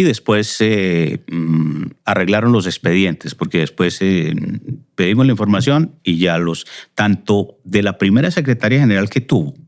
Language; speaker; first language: Spanish; native; Spanish